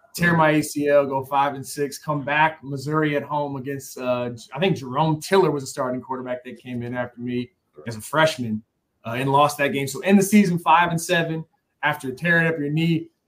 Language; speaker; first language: English; native; English